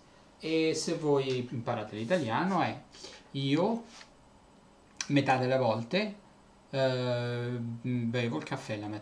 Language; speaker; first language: Italian; non-native, fluent; English